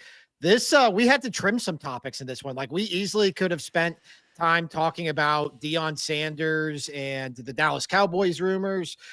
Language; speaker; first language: English; native; English